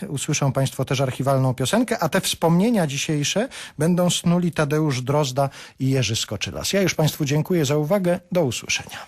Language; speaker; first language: Polish; native; Polish